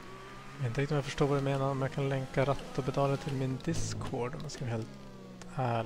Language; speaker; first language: Swedish; native; Swedish